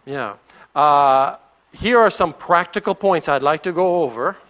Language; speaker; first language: English; native; English